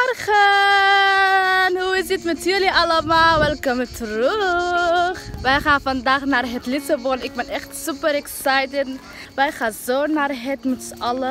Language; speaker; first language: Dutch; non-native, learner; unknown